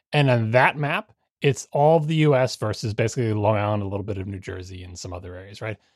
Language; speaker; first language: English; native; English